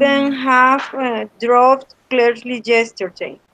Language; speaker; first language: English; non-native, learner; Spanish